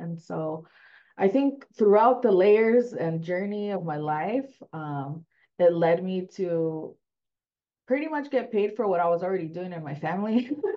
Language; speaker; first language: English; early bilingual, other home language; Spanish